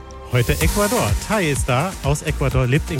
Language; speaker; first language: German; native; German